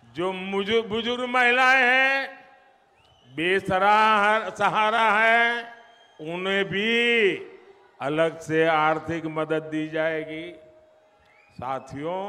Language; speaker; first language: Hindi; non-native, local second language; Gujarati